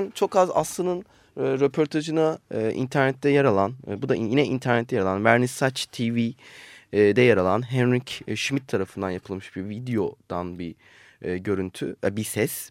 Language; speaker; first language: Turkish; native; Turkish